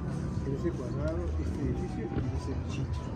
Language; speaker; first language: Spanish; native; Spanish